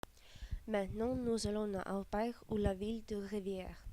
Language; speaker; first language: French; non-native, learner; Icelandic